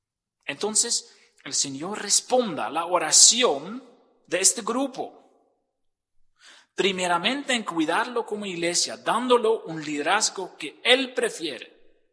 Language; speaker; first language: Spanish; non-native, fluent; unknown